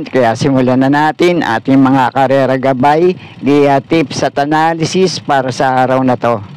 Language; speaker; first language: Filipino; native; Filipino